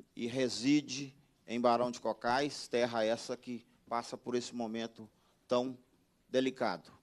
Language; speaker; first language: Portuguese; native; Portuguese